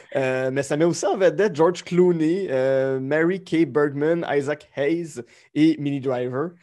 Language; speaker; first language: French; native; French